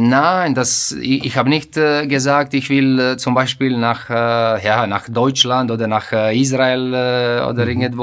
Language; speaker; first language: German; non-native, fluent; Croatian